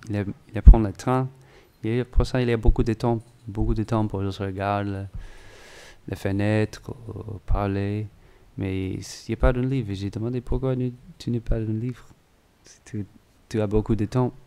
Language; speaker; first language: French; non-native, learner; English